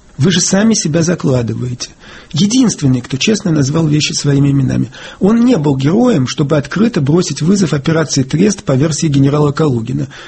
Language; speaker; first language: Russian; native; Russian